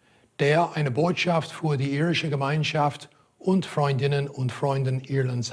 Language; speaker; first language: German; non-native, fluent; English